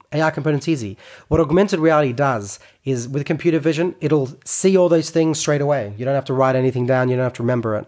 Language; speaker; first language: English; non-native, fluent; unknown